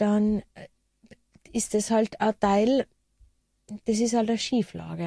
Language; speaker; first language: German; native; German